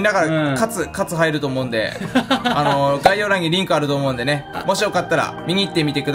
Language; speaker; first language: Japanese; native; Japanese